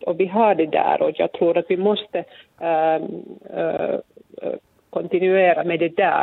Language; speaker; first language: Swedish; non-native, local second language; Finnish